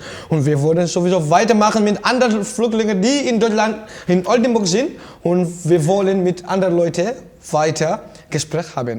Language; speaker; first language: German; non-native, learner; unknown